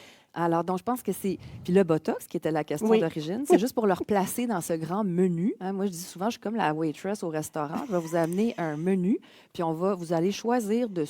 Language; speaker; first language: French; native; French